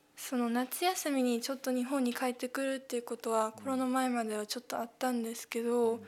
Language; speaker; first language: Japanese; early bilingual, heritage; Cantonese